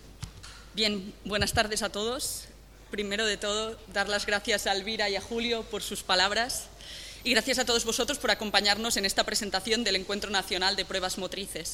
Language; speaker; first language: Spanish; native; Spanish